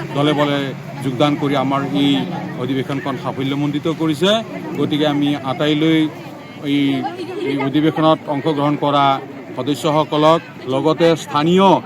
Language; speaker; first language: Assamese; non-native, local second language; Bodo